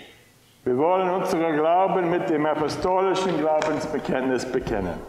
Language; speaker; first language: German; non-native, fluent; English